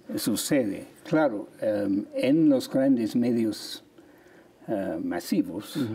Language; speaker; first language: Spanish; non-native, fluent; English